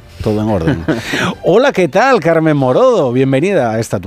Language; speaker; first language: Spanish; native; Spanish